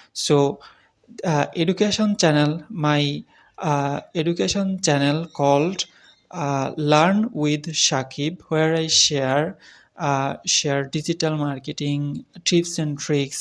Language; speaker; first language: English; non-native, learner; Bangla